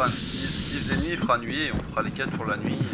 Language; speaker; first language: French; native; French